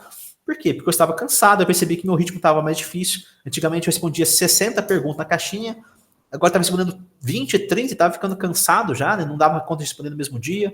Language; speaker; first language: Portuguese; native; Portuguese